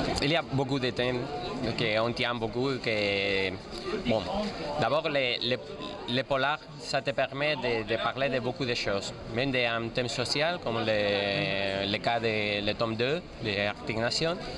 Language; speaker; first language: French; non-native, fluent; Spanish